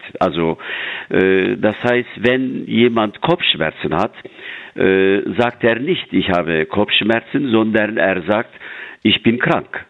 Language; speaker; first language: German; non-native, fluent; Turkish